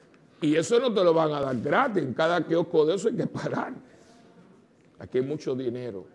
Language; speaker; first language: Spanish; native; Spanish